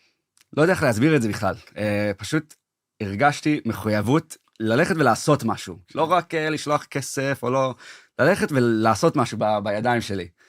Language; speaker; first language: Hebrew; early bilingual, heritage; English